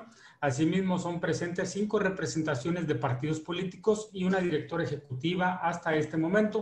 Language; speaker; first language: Spanish; native; Spanish